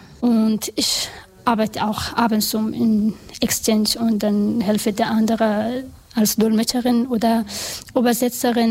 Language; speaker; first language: German; non-native, learner; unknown